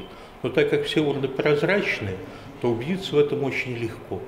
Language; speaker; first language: Russian; native; Russian